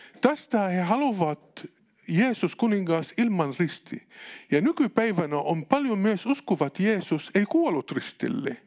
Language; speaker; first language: Finnish; non-native, learner; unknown